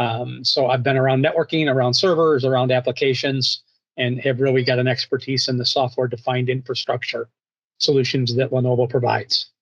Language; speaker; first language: English; native; English